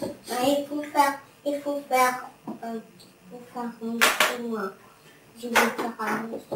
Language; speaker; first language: French; non-native, learner; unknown